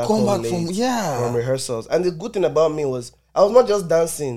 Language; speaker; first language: English; non-native, local second language; Igbo